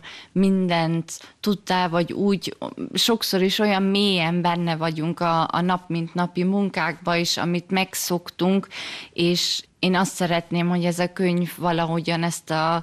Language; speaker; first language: Hungarian; early bilingual, heritage; German